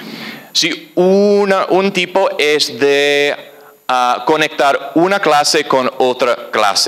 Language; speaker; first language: Spanish; non-native, fluent; English